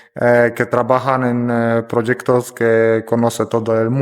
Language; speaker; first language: Spanish; non-native, fluent; Polish